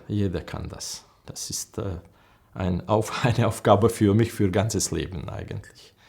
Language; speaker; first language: German; non-native, learner; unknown